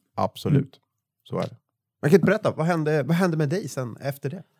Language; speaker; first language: Swedish; native; Swedish